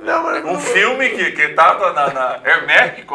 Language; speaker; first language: Spanish; non-native, learner; Portuguese